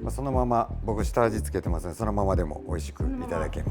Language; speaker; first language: Japanese; native; Japanese